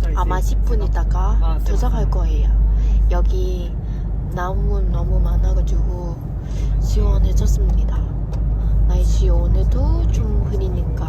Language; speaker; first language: Korean; non-native, learner; Vietnamese